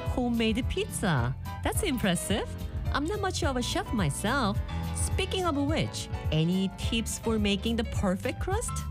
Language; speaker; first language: English; non-native, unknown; Korean